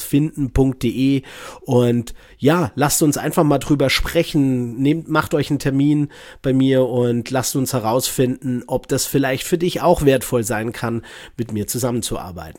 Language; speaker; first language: German; native; German